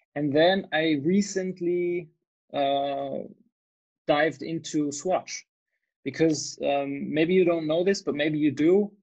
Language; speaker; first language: English; non-native, fluent; German